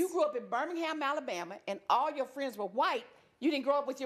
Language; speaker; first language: English; native; English